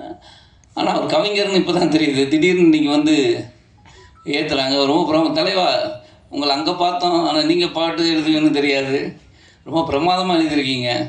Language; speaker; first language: Tamil; native; Tamil